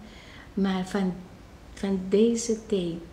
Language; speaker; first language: Dutch; non-native, local second language; Papiamento